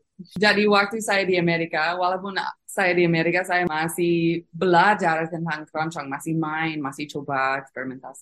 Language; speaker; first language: Indonesian; non-native, fluent; English